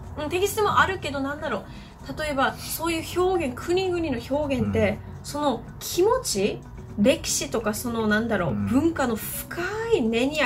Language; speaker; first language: Korean; non-native, fluent; English